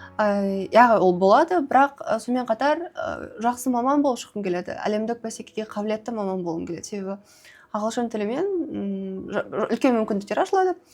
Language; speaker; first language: Kazakh; native; Kazakh